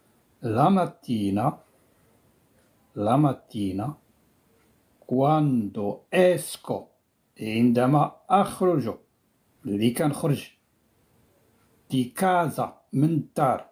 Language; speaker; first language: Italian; non-native, fluent; Arabic